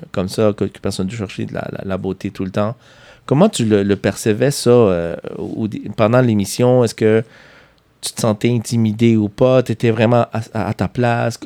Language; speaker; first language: French; non-native, fluent; Spanish